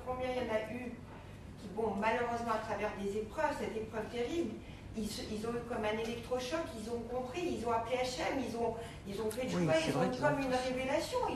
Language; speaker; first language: French; native; French